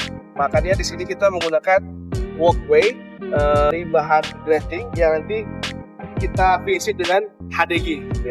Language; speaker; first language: Indonesian; native; Indonesian